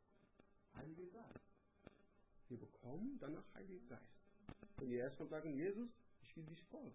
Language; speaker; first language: German; non-native, learner; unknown